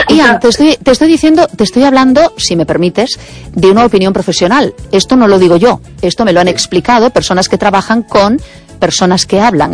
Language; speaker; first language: Spanish; native; Spanish